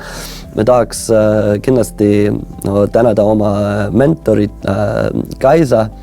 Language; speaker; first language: Estonian; non-native, fluent; English